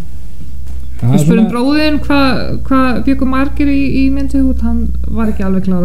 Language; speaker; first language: Icelandic; non-native, fluent; Polish